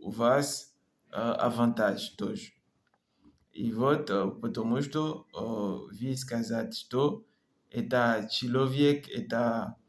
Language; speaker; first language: Russian; non-native, learner; French